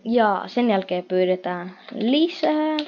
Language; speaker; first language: Finnish; non-native, fluent; Russian